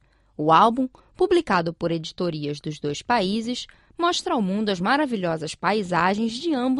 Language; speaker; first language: Portuguese; non-native, fluent; Chinese